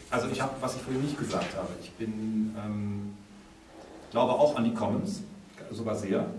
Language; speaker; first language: German; native; German